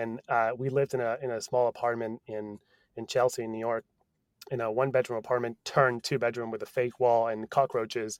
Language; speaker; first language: English; non-native, fluent; Spanish